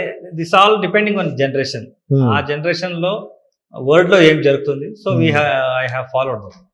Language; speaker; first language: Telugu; non-native, learner; Kannada